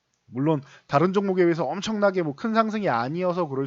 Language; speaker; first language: Korean; native; Korean